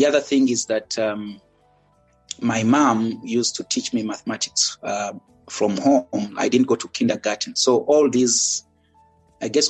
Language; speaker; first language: English; non-native, local second language; Ganda